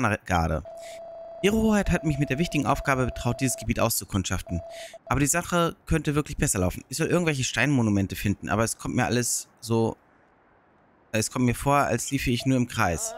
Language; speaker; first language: German; native; German